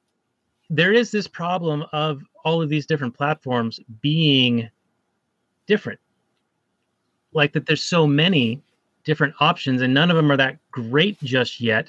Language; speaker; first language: English; native; English